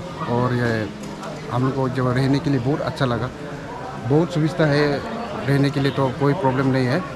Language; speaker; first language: Hindi; non-native, local second language; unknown